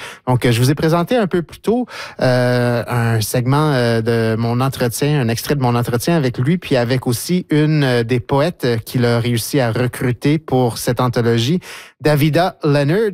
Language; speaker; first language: French; native; French